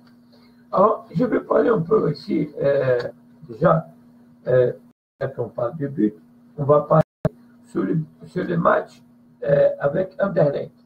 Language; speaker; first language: French; non-native, fluent; Portuguese